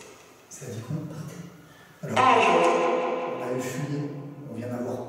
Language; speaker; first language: French; native; French